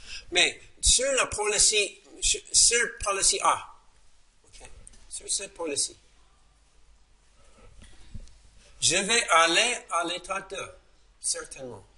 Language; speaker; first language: French; non-native, fluent; English